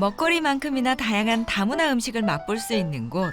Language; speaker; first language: Korean; native; Korean